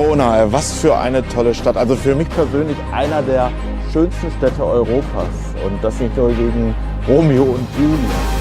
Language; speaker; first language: German; native; German